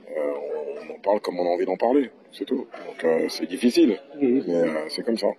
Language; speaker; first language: French; native; French